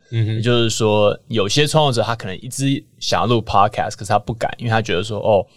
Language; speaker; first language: Chinese; native; Chinese